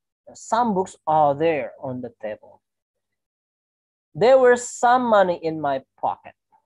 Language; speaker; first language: English; non-native, fluent; Indonesian